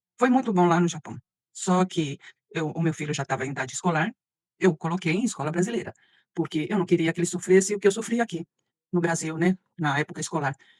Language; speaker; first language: Portuguese; early bilingual, other home language; Spanish